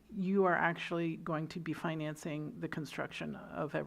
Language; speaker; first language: English; native; English